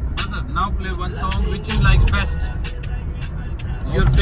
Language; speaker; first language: English; non-native, fluent; Hindi